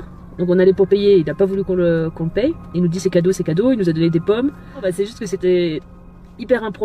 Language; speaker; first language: French; native; French